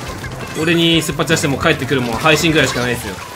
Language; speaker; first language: Japanese; native; Japanese